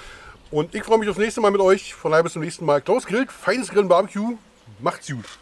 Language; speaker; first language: German; native; German